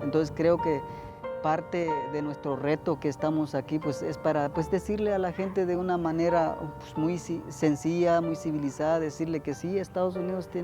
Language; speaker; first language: Spanish; native; Spanish